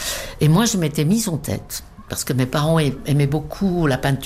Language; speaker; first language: French; non-native, fluent; Czech